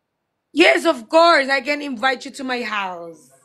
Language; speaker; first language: English; non-native, learner; Filipino